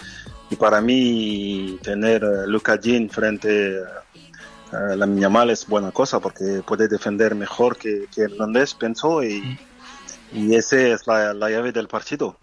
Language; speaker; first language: Spanish; non-native, fluent; French